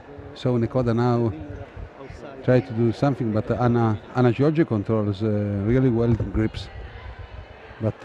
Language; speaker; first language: English; non-native, fluent; Italian